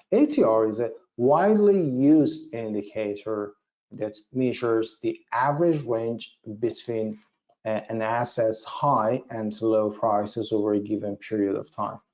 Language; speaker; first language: English; non-native, fluent; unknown